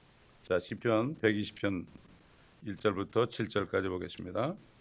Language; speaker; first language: Korean; native; Korean